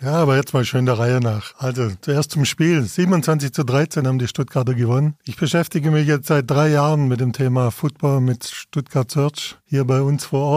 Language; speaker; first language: German; native; German